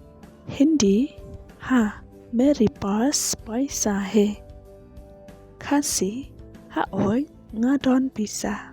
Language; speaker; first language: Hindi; non-native, local second language; Khasi